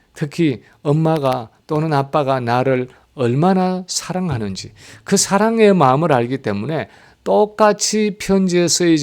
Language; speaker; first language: Korean; native; Korean